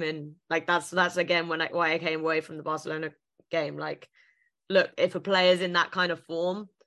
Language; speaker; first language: English; native; English